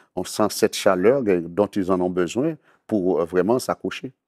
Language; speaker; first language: French; native; French